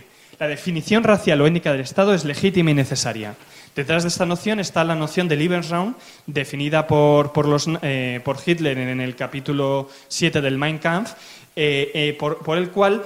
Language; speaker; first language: Spanish; native; Spanish